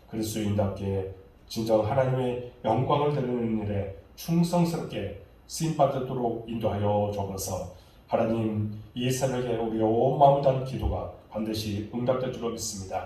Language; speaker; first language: Korean; native; Korean